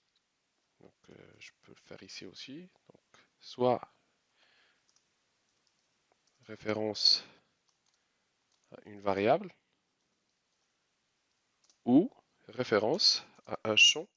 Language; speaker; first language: French; non-native, local second language; Arabic